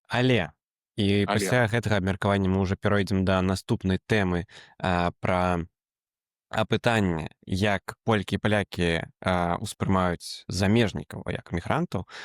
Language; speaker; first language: Belarusian; native; Belarusian